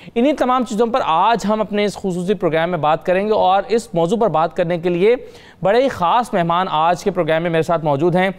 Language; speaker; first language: Urdu; native; Urdu